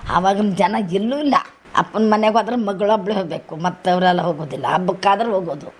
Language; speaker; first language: Kannada; native; Kannada